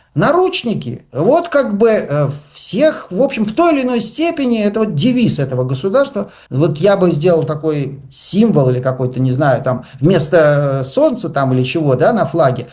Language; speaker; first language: Russian; native; Russian